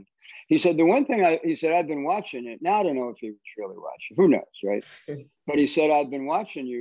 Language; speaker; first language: English; native; English